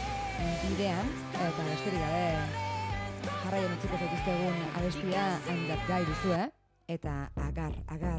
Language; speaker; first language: Basque; native; Basque